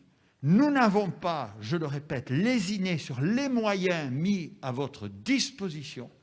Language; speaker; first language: French; native; French